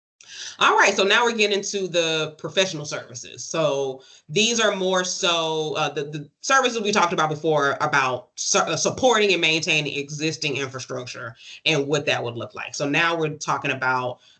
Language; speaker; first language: English; native; English